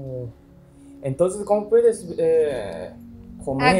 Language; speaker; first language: Spanish; non-native, learner; Japanese